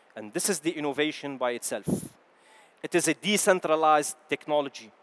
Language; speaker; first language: English; non-native, fluent; Arabic